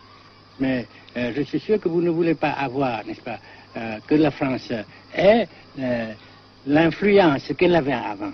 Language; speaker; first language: French; non-native, fluent; Vietnamese